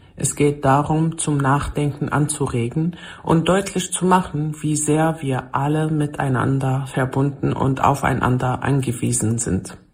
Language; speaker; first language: German; non-native, fluent; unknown